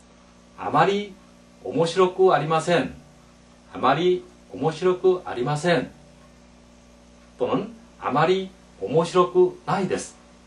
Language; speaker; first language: Japanese; non-native, fluent; Korean